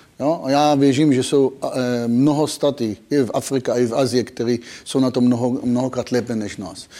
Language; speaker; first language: Czech; non-native, fluent; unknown